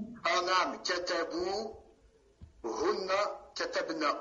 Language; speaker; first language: Arabic; non-native, learner; French